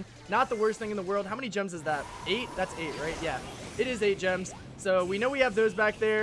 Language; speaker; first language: English; native; English